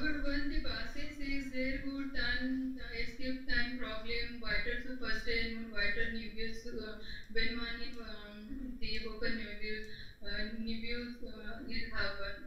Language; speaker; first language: German; non-native, learner; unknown